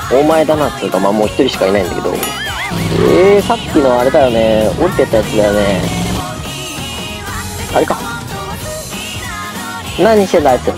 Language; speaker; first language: Japanese; native; Japanese